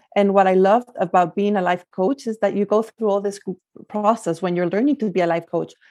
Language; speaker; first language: English; non-native, fluent; Spanish